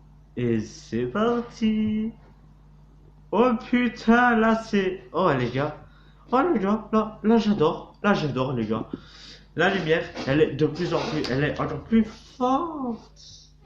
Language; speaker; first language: French; native; French